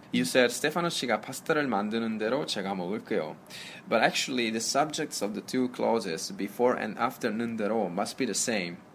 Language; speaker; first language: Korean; non-native, fluent; Italian